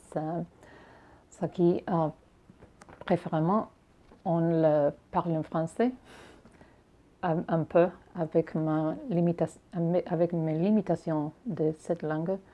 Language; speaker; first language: French; non-native, learner; English